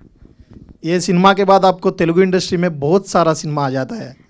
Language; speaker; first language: Hindi; non-native, local second language; Telugu